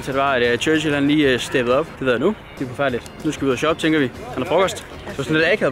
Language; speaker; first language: Danish; native; Danish